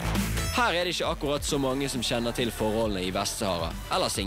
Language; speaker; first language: Norwegian; native; Norwegian